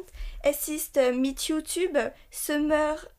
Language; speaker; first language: German; non-native, learner; French